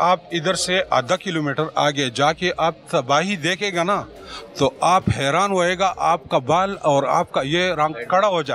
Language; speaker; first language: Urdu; non-native, local second language; Pashto